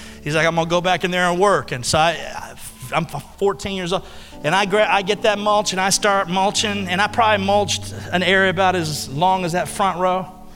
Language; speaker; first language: English; native; English